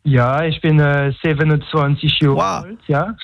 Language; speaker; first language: German; non-native, local second language; French